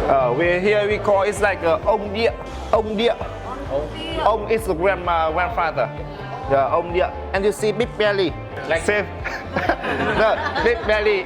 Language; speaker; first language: English; non-native, fluent; Vietnamese